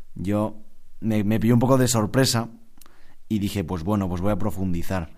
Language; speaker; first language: Spanish; native; Spanish